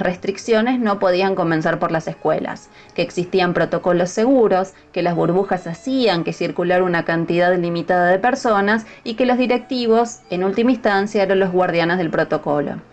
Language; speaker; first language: Spanish; native; Spanish